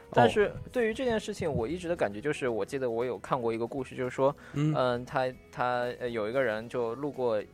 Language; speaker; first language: Chinese; native; Chinese